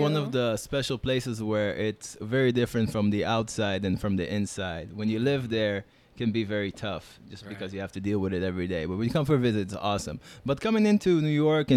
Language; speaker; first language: English; non-native, fluent; Hebrew